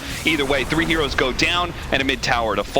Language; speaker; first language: English; native; English